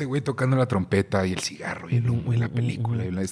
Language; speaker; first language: Spanish; native; Spanish